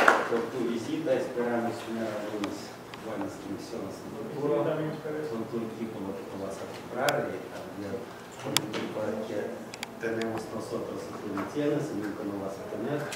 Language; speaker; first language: Spanish; non-native, fluent; Russian